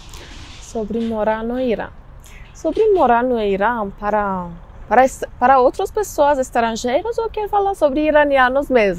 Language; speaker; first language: Portuguese; non-native, learner; Persian